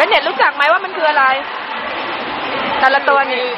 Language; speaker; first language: Thai; native; Thai